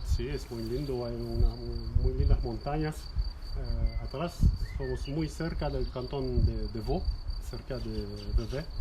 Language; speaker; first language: Spanish; non-native, fluent; French